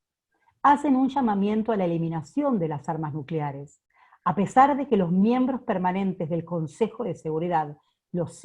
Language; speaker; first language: Spanish; native; Spanish